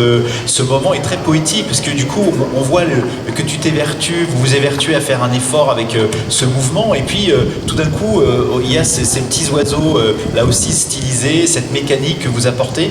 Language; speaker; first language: French; native; French